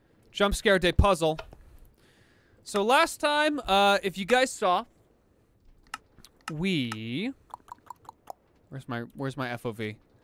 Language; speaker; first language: English; native; English